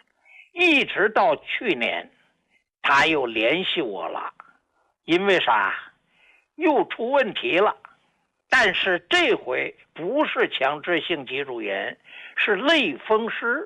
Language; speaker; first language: Chinese; native; Chinese